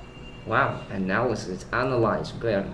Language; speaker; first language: English; non-native, fluent; Spanish